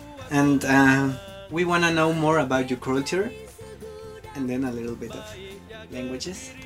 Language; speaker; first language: English; non-native, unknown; Spanish